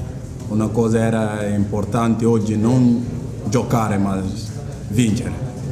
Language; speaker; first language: Italian; non-native, learner; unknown